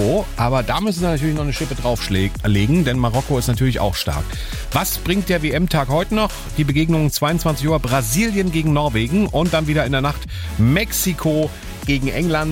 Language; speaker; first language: German; native; German